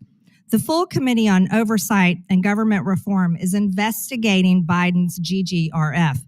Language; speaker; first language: English; native; English